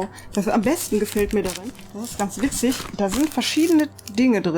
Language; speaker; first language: German; native; German